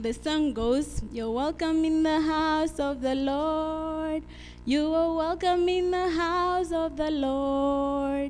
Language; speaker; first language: English; non-native, local second language; Afrikaans